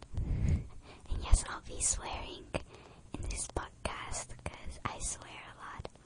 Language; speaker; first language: English; early bilingual, other home language; Japanese